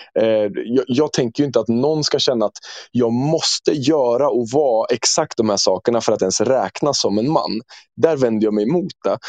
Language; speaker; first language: Swedish; early bilingual, other home language; Turkish